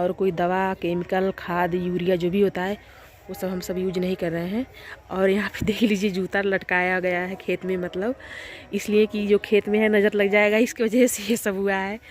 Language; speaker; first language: Hindi; non-native, local second language; Bhojpuri